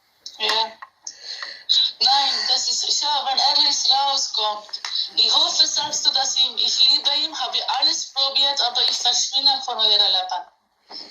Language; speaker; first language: German; non-native, learner; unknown